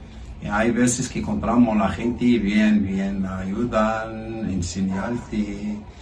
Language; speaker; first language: Spanish; non-native, learner; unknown